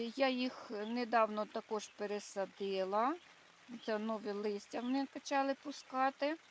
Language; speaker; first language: Ukrainian; native; Ukrainian